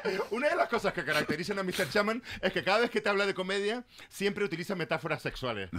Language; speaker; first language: Spanish; native; Spanish